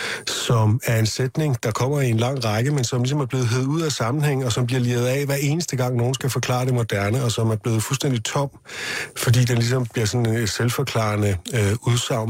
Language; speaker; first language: Danish; native; Danish